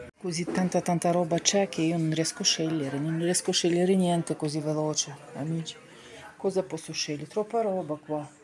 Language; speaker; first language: Italian; non-native, learner; Ukrainian